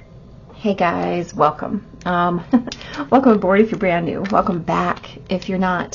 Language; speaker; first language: English; native; English